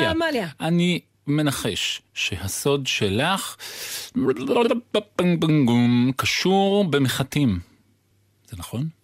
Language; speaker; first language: Hebrew; native; Hebrew